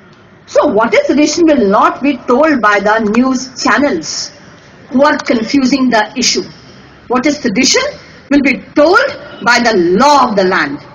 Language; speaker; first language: English; non-native, local second language; Hindi